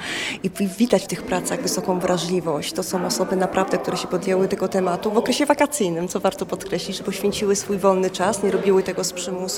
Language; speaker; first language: Polish; native; Polish